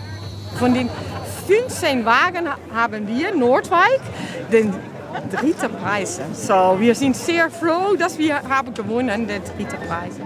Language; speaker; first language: German; non-native, learner; Dutch